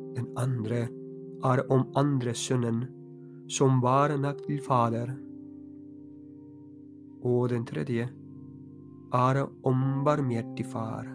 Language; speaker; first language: Norwegian; non-native, fluent; Polish